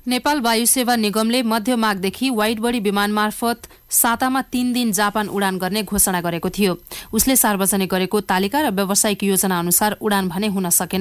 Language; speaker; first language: Nepali; native; Nepali